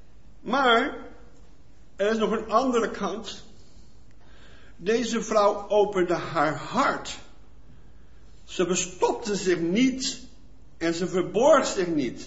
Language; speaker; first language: Dutch; non-native, fluent; Portuguese